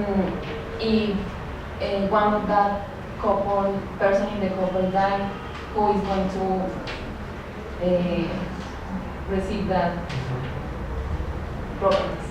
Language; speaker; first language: English; non-native, learner; Spanish